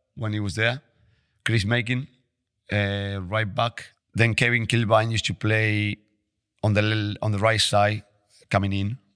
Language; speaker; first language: English; non-native, fluent; Spanish